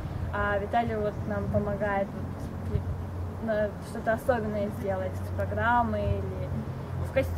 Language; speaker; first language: Russian; early bilingual, other home language; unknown